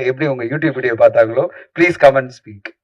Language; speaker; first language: Tamil; native; Tamil